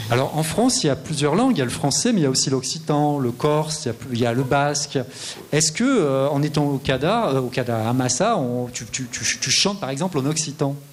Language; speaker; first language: French; native; French